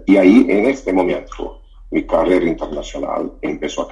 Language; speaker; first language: Spanish; non-native, fluent; Portuguese